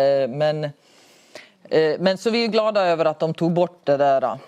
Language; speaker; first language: Swedish; native; Swedish